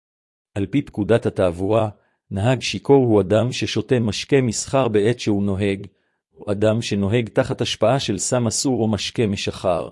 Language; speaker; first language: Hebrew; native; Hebrew